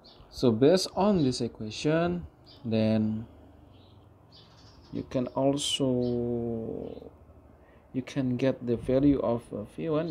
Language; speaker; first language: English; non-native, fluent; Indonesian